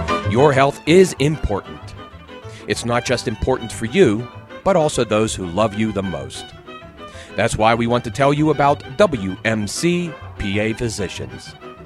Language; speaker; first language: English; native; English